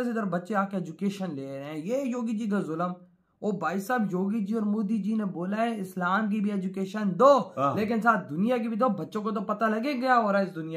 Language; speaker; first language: Urdu; non-native, local second language; Punjabi